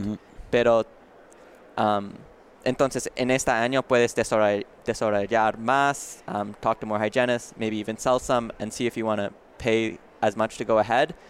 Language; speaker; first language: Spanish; non-native, learner; English